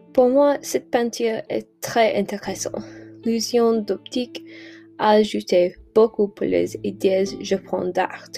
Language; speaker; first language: French; non-native, learner; English